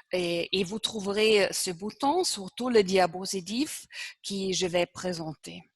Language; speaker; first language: French; non-native, fluent; German